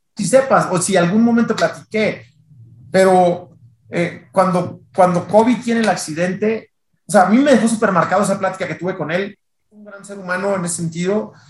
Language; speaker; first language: Spanish; native; Spanish